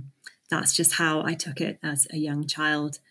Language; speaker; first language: English; native; English